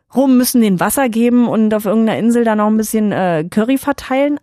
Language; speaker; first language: German; native; German